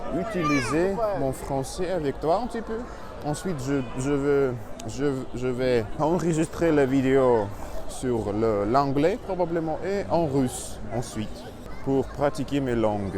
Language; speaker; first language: French; non-native, learner; Russian